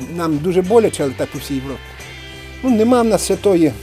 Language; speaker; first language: Ukrainian; native; Ukrainian